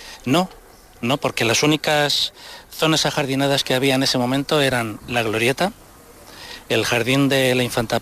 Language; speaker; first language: Spanish; native; Spanish